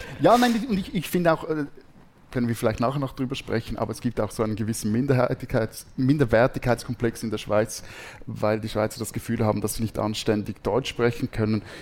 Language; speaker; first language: German; native; German